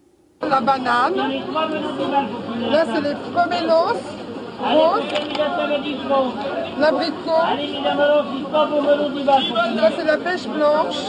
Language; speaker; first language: French; native; French